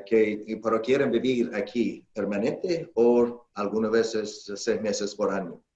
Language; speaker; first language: Spanish; non-native, learner; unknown